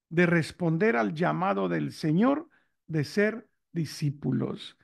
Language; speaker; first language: Spanish; native; Spanish